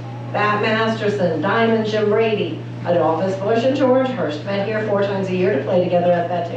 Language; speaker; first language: English; native; English